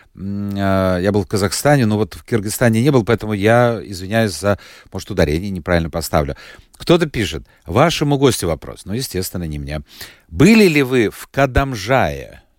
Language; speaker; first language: Russian; native; Russian